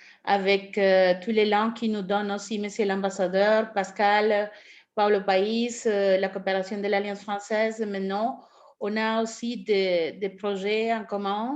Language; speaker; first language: French; non-native, fluent; Spanish